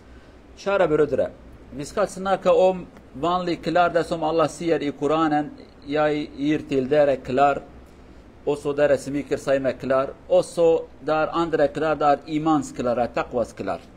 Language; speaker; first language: Swedish; non-native, learner; Kurdish